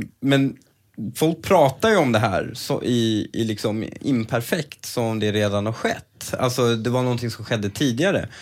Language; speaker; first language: Swedish; native; Swedish